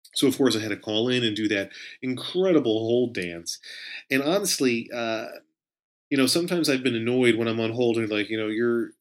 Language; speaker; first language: English; native; English